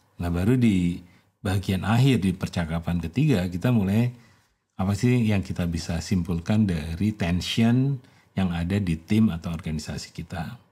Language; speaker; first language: Indonesian; native; Indonesian